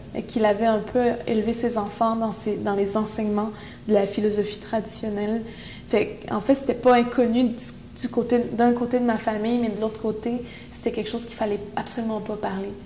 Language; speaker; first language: French; non-native, local second language; Innu-aimun